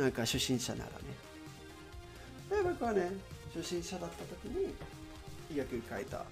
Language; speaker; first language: Japanese; non-native, learner; Spanish